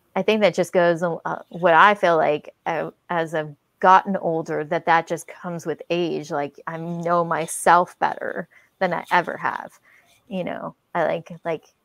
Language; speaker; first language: English; native; English